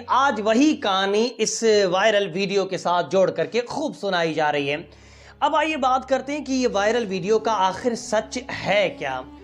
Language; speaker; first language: Hindi; native; Hindi